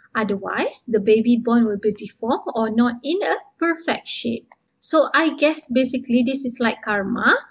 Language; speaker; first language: English; non-native, local second language; Malay